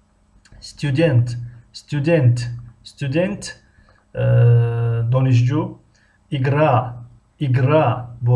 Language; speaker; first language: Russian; non-native, local second language; Tajik